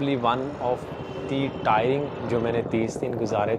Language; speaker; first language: Urdu; native; Urdu